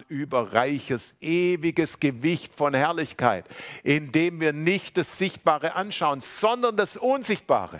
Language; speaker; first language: German; native; German